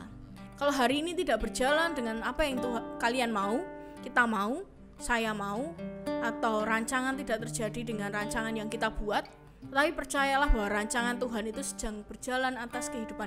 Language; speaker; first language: Indonesian; native; Indonesian